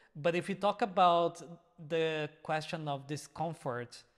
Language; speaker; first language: English; non-native, fluent; Portuguese